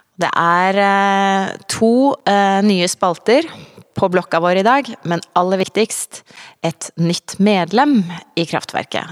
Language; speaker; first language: Norwegian; native; Norwegian